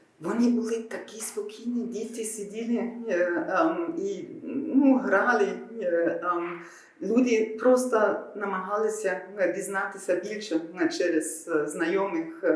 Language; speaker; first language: Ukrainian; non-native, fluent; German